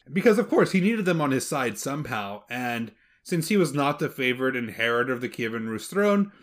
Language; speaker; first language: English; native; English